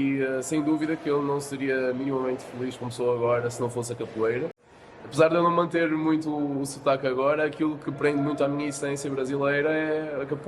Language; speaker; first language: Portuguese; early bilingual, other home language; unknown